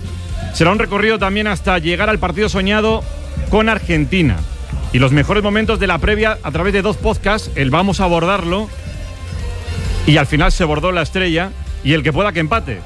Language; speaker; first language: Spanish; native; Spanish